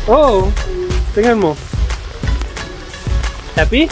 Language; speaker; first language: Filipino; non-native, learner; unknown